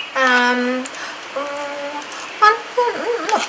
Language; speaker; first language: French; non-native, learner; Russian